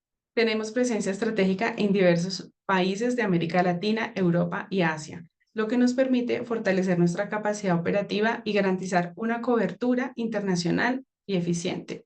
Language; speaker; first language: Spanish; native; Spanish